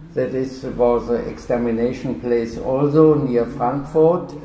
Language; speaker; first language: English; non-native, fluent; German